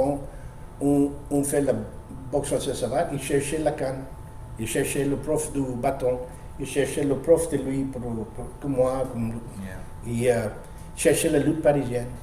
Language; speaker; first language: French; non-native, learner; Spanish